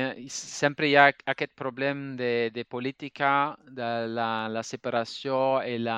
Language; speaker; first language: Spanish; non-native, fluent; Dutch